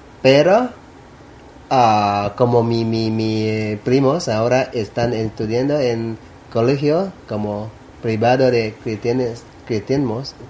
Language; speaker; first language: Spanish; non-native, learner; Thai